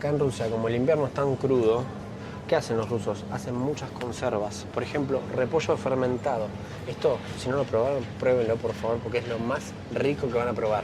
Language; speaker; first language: Spanish; native; Spanish